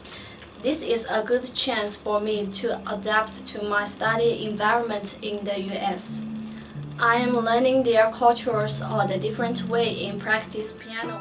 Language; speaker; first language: English; non-native, learner; Chinese